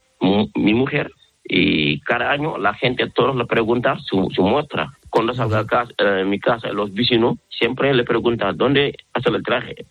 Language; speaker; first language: Spanish; non-native, learner; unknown